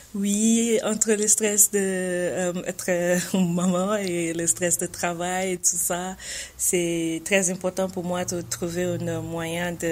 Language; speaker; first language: French; non-native, learner; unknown